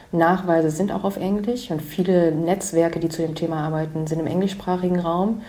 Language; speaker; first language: German; native; German